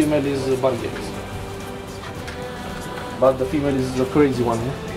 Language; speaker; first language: English; non-native, fluent; Romanian